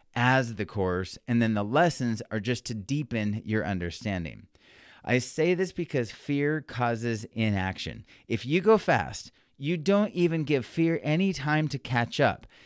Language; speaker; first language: English; native; English